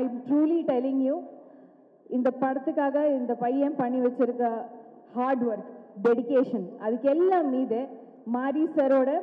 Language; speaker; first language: Tamil; non-native, local second language; Malayalam